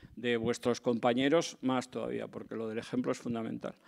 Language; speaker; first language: Spanish; native; Spanish